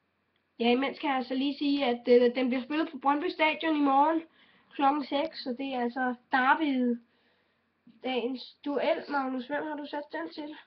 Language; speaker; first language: Danish; native; Danish